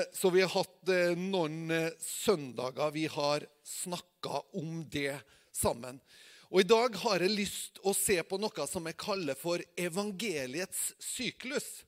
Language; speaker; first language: Norwegian; native; Norwegian